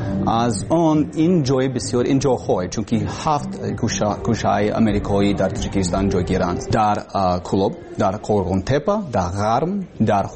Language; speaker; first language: Persian; non-native, learner; English